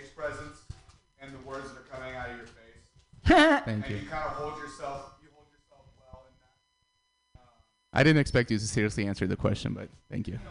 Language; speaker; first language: English; early bilingual, other home language; Russian